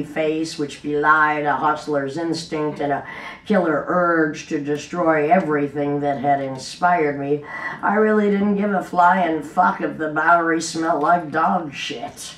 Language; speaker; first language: English; native; English